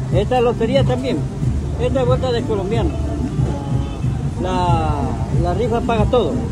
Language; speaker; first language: Spanish; native; Spanish